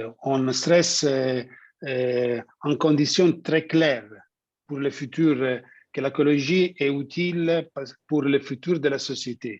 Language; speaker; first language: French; non-native, fluent; Italian